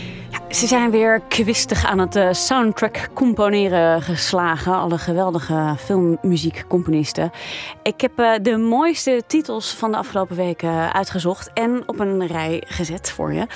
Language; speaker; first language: Dutch; native; Dutch